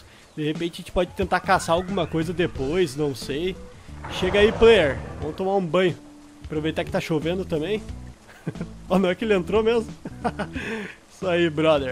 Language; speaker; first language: Portuguese; native; Portuguese